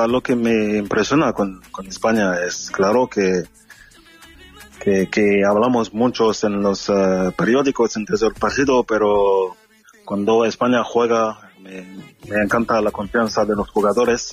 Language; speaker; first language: Spanish; non-native, fluent; French